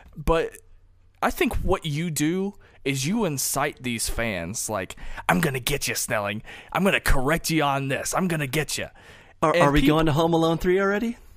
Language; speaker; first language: English; native; English